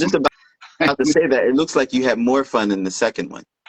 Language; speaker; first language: English; native; English